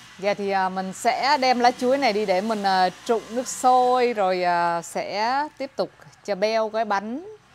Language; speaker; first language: Vietnamese; native; Vietnamese